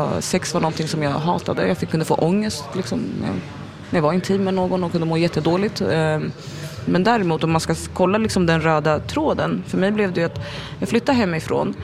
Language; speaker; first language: Swedish; early bilingual, other home language; Arabic